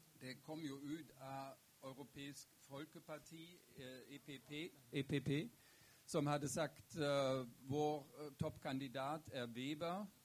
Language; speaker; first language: Norwegian; non-native, fluent; German